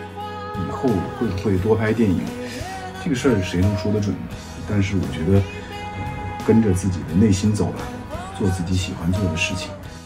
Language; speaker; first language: Chinese; native; Chinese